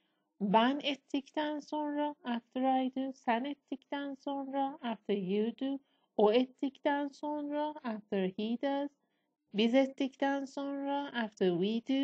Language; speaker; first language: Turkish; non-native, fluent; Persian